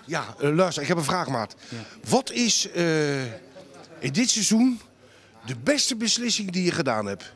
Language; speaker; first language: Dutch; native; Dutch